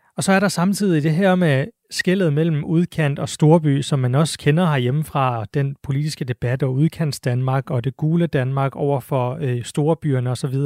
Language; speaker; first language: Danish; native; Danish